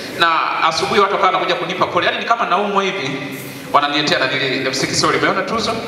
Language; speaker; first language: Swahili; native; Swahili